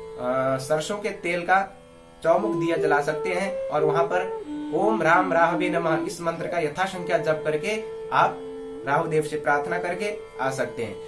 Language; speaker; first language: Hindi; native; Hindi